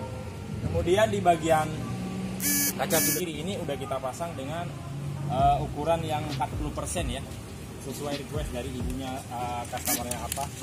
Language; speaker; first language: Indonesian; native; Indonesian